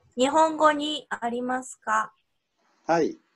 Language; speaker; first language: Japanese; native; Japanese